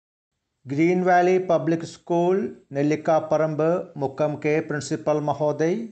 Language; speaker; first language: Hindi; non-native, local second language; Malayalam